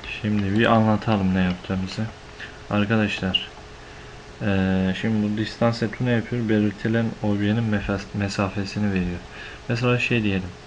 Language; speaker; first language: Turkish; native; Turkish